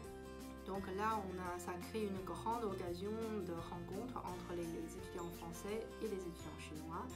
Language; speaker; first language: French; non-native, fluent; Chinese